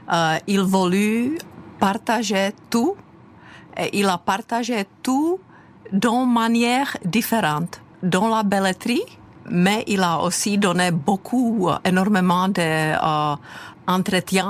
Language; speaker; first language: French; non-native, fluent; Czech